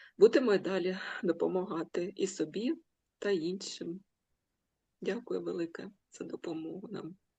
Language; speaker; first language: Ukrainian; non-native, local second language; Russian